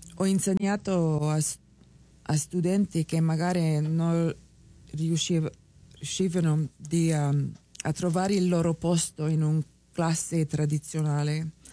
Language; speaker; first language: Italian; early bilingual, heritage; Italian